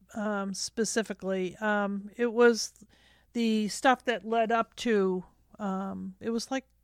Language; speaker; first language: English; native; English